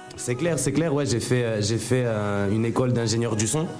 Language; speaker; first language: French; native; French